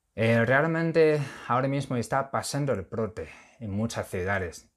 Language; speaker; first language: Spanish; non-native, fluent; Chinese